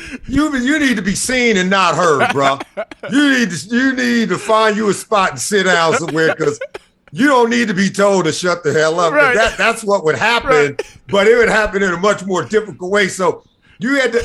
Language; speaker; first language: English; native; English